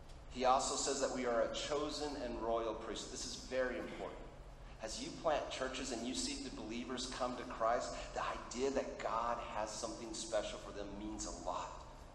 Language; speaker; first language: English; early bilingual, other home language; Spanish